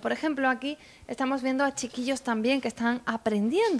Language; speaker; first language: Spanish; native; Spanish